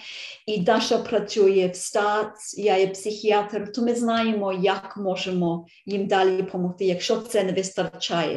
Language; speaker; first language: Ukrainian; early bilingual, heritage; Ukrainian